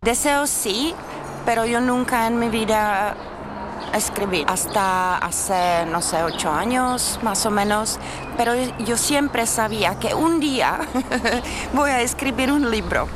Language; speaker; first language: Spanish; non-native, fluent; Czech